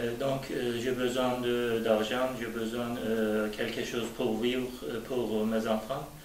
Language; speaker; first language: French; non-native, learner; Turkish